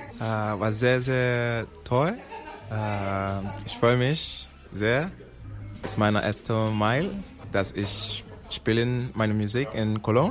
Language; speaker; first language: German; non-native, learner; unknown